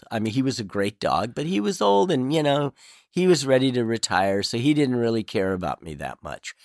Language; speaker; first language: English; native; English